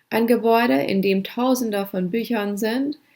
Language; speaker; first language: German; non-native, fluent; English